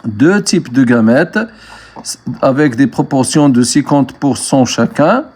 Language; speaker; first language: French; non-native, local second language; Arabic